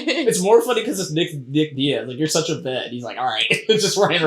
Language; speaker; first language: English; native; English